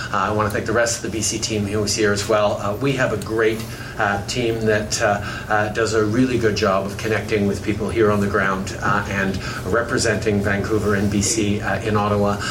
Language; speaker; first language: English; native; English